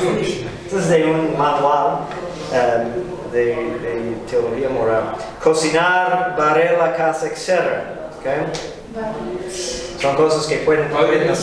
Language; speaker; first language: Spanish; non-native, fluent; English